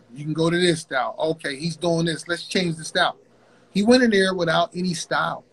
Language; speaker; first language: English; native; English